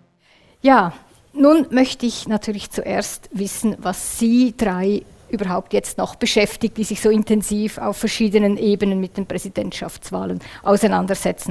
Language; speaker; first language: German; native; German